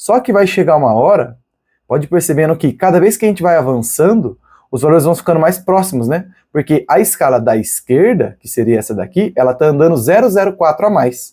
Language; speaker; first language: Portuguese; native; Portuguese